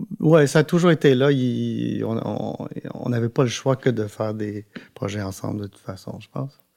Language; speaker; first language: French; non-native, local second language; English